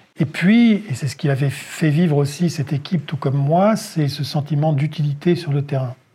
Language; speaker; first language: French; native; French